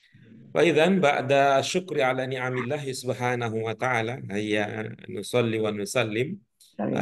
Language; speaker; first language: Arabic; non-native, learner; Indonesian